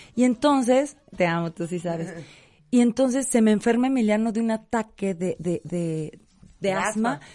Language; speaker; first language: Spanish; native; Spanish